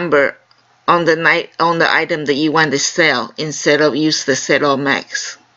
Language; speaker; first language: English; non-native, fluent; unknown